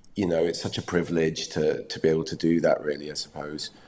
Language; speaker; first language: English; native; English